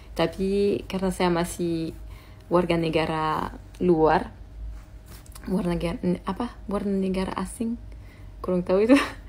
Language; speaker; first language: Indonesian; non-native, fluent; French